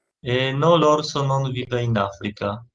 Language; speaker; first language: Italian; non-native, learner; Polish